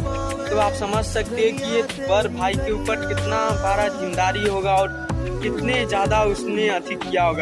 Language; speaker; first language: Hindi; non-native, local second language; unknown